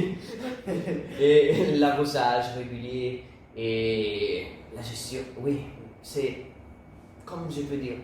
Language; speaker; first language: French; non-native, learner; Italian